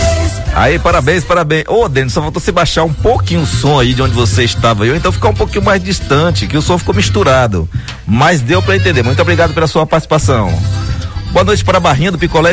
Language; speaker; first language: Portuguese; native; Portuguese